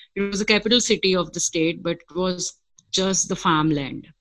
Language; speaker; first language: English; non-native, local second language; Gujarati